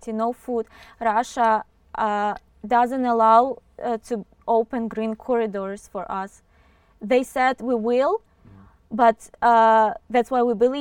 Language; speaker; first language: English; non-native, fluent; Ukrainian